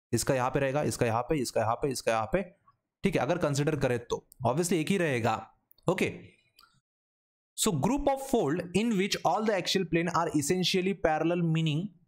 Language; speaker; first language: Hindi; non-native, local second language; Marathi